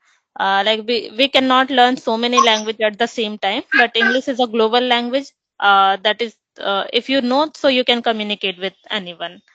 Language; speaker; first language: English; non-native, local second language; Hindi